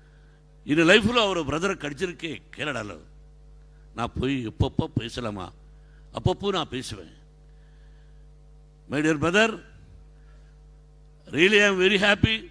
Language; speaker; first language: Tamil; non-native, learner; Telugu